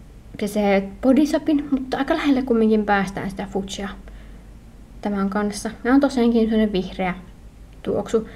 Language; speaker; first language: Finnish; native; Finnish